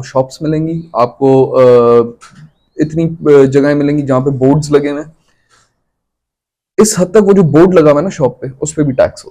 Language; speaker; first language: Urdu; non-native, local second language; Sindhi